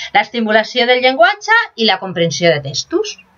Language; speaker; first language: Catalan; non-native, local second language; Spanish